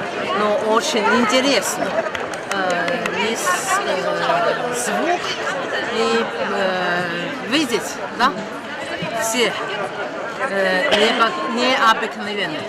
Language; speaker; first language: Russian; non-native, learner; Chinese